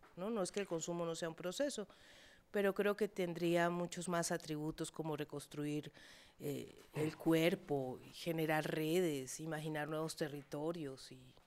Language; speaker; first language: Spanish; native; Spanish